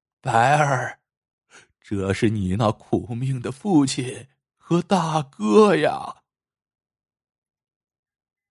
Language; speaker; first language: Chinese; native; Chinese